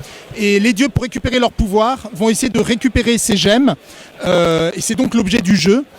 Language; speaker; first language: French; native; French